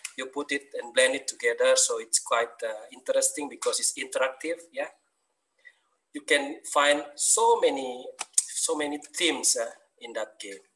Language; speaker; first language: English; non-native, learner; Indonesian